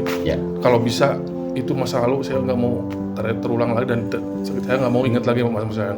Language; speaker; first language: Indonesian; native; Indonesian